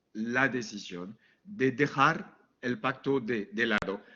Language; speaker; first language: Spanish; non-native, fluent; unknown